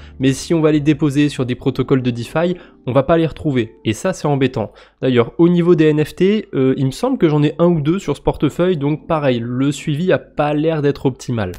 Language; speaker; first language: French; native; French